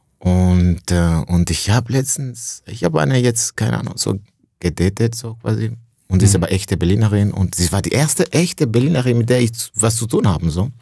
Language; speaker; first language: German; non-native, fluent; Rundi